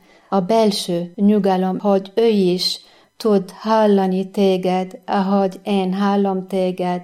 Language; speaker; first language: Hungarian; non-native, fluent; Arabic